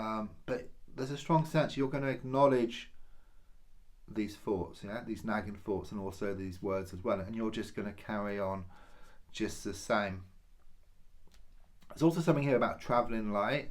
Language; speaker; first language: English; native; English